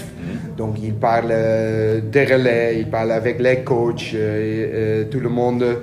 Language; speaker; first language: French; non-native, learner; Dutch